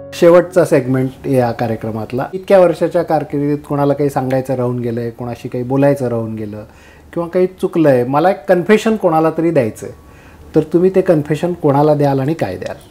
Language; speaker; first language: Marathi; native; Marathi